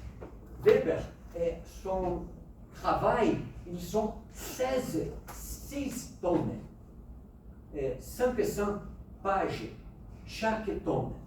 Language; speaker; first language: French; non-native, fluent; Portuguese